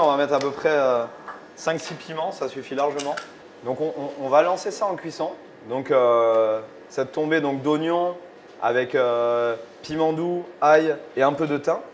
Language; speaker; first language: French; native; French